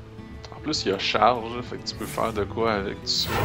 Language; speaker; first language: French; native; French